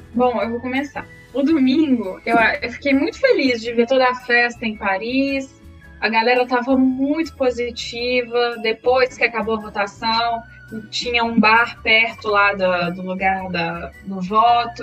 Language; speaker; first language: Portuguese; native; Portuguese